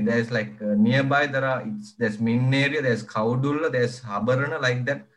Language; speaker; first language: English; non-native, local second language; Sinhala